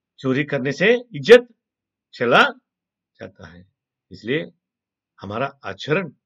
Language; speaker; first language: Hindi; non-native, local second language; Telugu